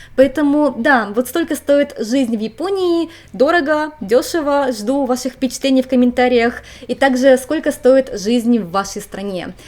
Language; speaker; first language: Russian; native; Russian